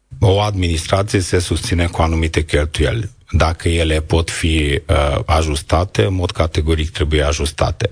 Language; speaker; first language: Romanian; non-native, local second language; Hungarian